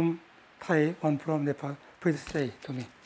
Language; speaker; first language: English; non-native, learner; Korean